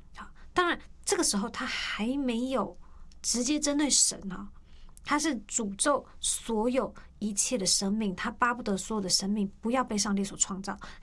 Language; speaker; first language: Chinese; native; Chinese